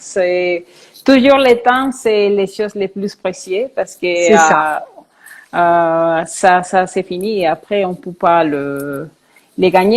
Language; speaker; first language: French; non-native, fluent; Spanish